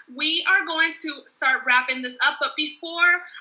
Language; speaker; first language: English; native; English